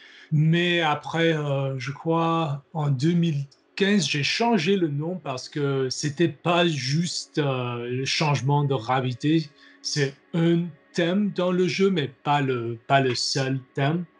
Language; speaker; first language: French; non-native, learner; English